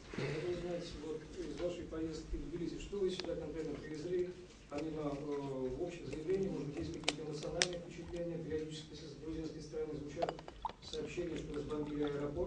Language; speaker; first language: Russian; native; Russian